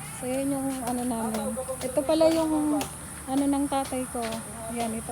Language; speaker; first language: Filipino; non-native, local second language; Cebuano